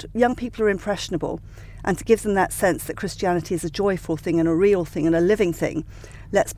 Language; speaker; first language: English; native; English